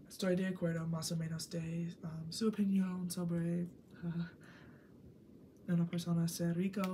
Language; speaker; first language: Spanish; non-native, learner; English